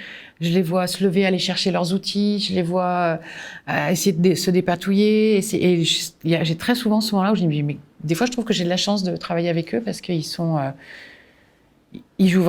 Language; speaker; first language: French; native; French